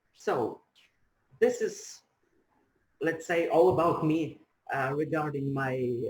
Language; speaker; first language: English; non-native, fluent; Ukrainian